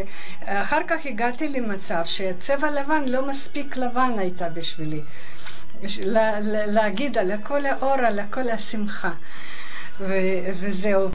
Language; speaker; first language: Hebrew; non-native, fluent; Russian